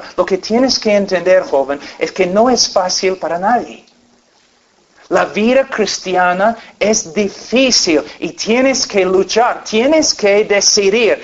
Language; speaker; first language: Spanish; non-native, fluent; English